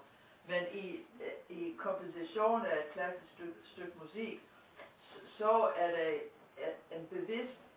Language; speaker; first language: Danish; non-native, fluent; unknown